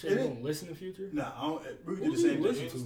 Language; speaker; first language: English; native; English